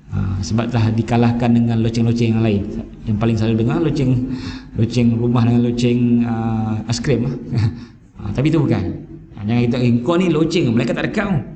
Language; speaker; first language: Malay; native; Malay